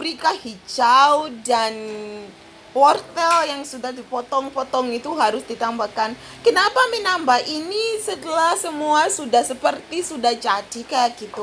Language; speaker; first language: Indonesian; non-native, fluent; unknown